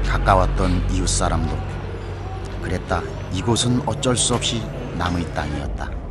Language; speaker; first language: Korean; native; Korean